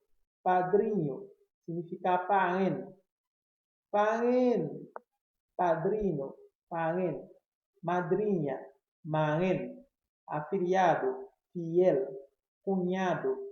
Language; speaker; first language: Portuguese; non-native, fluent; Haitian Creole